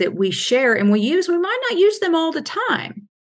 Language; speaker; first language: English; native; English